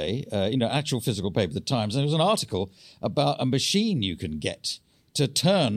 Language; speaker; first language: English; non-native, fluent; German